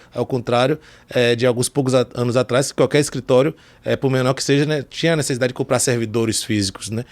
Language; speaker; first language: Portuguese; early bilingual, heritage; Portuguese